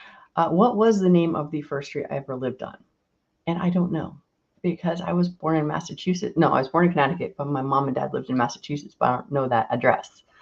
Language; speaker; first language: English; native; English